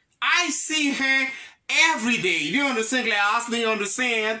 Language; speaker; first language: English; non-native, fluent; Haitian Creole